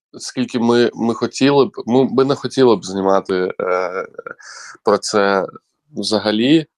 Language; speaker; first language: Ukrainian; non-native, local second language; Crimean Tatar